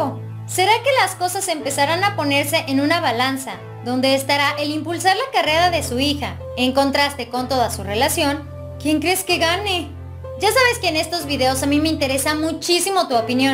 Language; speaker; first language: Spanish; native; Spanish